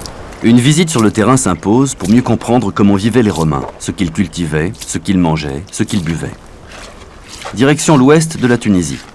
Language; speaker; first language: French; native; French